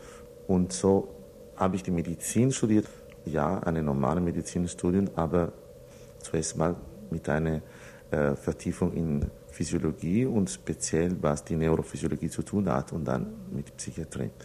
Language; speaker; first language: German; non-native, fluent; Italian